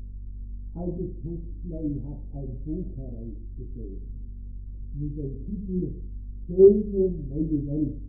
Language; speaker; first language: German; native; German